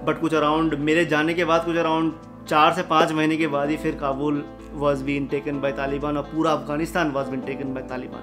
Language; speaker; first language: Hindi; native; Hindi